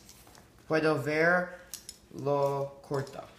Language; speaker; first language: Spanish; non-native, learner; English